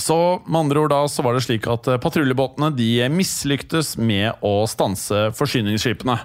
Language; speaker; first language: Norwegian; native; Norwegian